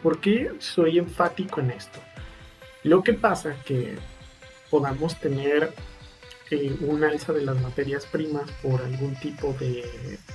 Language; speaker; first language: Spanish; native; Spanish